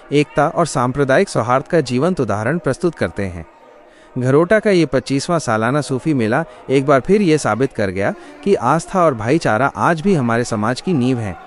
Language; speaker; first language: Hindi; non-native, local second language; Punjabi